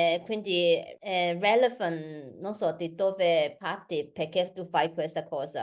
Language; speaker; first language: Italian; non-native, learner; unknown